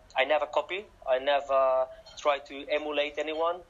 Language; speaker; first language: English; non-native, fluent; Catalan